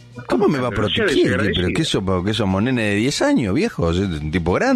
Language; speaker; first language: Spanish; native; Spanish